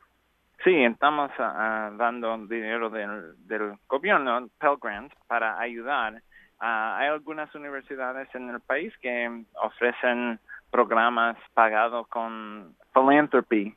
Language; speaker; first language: Spanish; non-native, learner; English